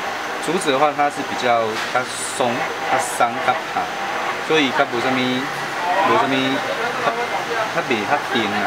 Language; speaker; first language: Chinese; native; Chinese